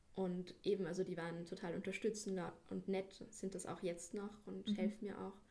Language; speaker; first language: German; native; German